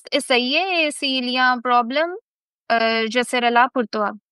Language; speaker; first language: French; non-native, fluent; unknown